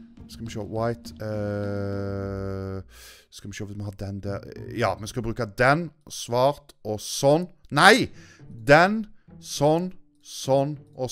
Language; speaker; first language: Norwegian; native; Norwegian